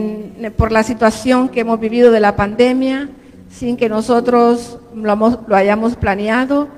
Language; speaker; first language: Spanish; native; Spanish